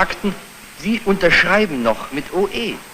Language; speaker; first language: German; native; German